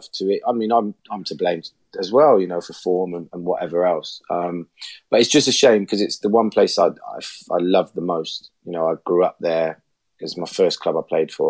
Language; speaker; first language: English; native; English